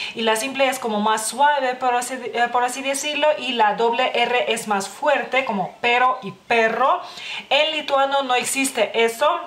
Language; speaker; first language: Spanish; non-native, fluent; Lithuanian